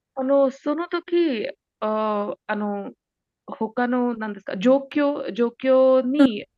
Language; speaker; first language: Japanese; non-native, learner; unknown